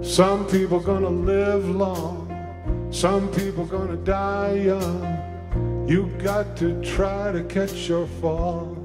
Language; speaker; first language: English; native; English